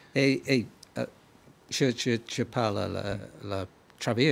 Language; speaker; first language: French; non-native, learner; English